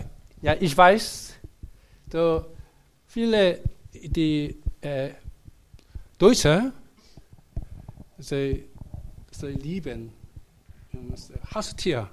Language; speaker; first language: German; non-native, learner; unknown